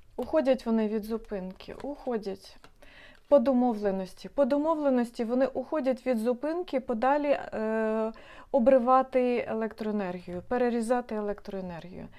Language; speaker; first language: Ukrainian; non-native, local second language; Russian